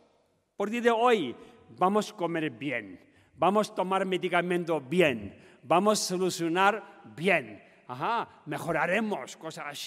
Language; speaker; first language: Spanish; non-native, learner; Tibetan